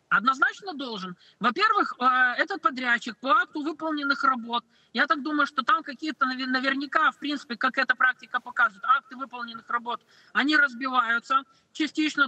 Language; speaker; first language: Russian; native; Russian